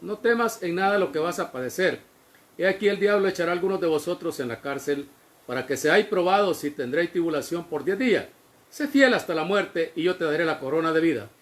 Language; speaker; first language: Spanish; native; Spanish